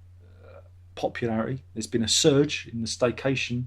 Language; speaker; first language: English; native; English